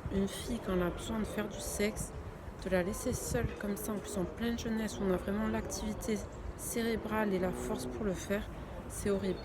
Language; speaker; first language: French; native; French